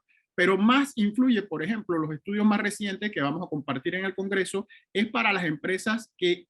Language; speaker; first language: Spanish; native; Spanish